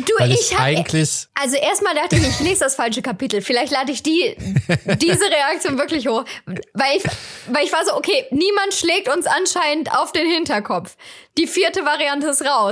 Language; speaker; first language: German; native; German